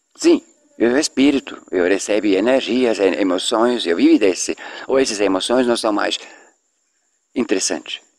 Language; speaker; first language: Portuguese; non-native, fluent; Swiss German